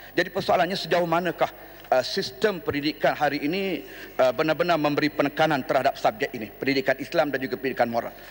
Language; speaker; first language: Malay; native; Malay